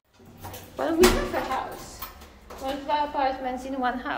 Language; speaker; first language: English; non-native, fluent; Polish